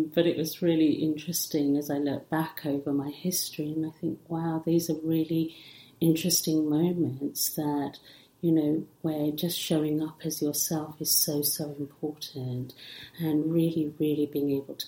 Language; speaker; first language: English; early bilingual, other home language; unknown